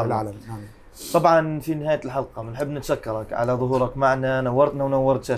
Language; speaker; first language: Arabic; native; Arabic